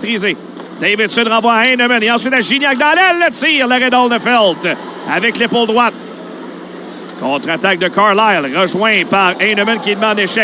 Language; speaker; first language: French; native; French